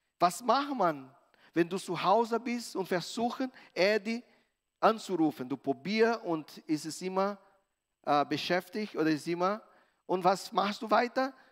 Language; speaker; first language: German; non-native, fluent; Portuguese